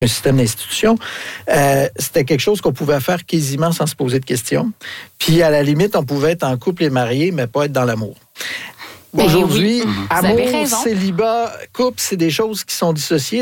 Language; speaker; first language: French; native; French